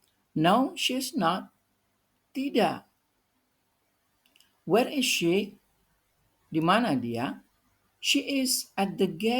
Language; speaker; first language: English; non-native, fluent; Indonesian